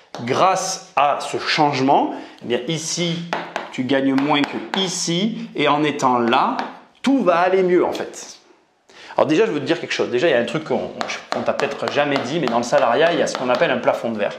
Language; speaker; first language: French; native; French